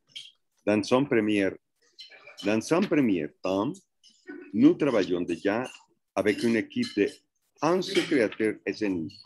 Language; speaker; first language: French; non-native, fluent; Spanish